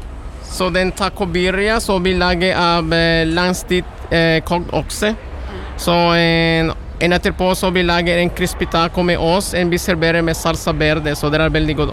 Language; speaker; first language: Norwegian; non-native, learner; Spanish